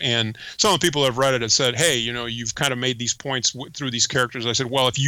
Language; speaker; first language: English; early bilingual, other home language; Spanish